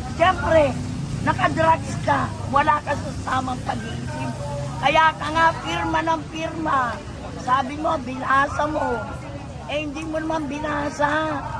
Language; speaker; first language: Filipino; non-native, local second language; Iloko